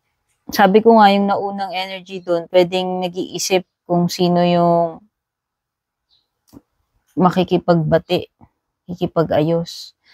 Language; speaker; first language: Filipino; native; Filipino